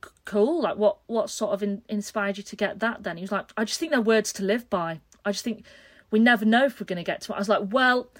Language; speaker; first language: English; native; English